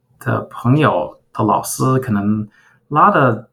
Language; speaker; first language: Chinese; early bilingual, heritage; Chinese